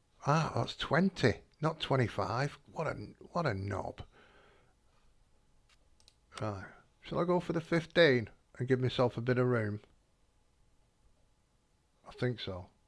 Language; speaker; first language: English; native; English